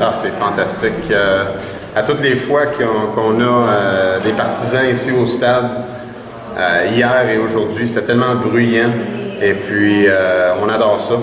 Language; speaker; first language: French; native; French